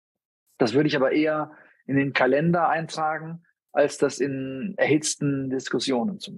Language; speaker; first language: German; native; German